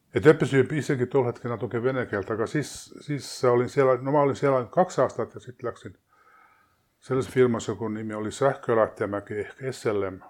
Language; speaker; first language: Estonian; non-native, fluent; Swedish